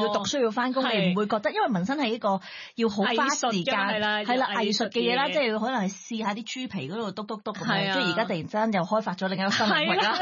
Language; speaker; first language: Cantonese; native; Cantonese